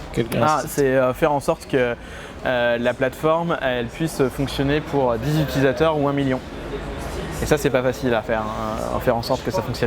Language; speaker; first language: French; native; French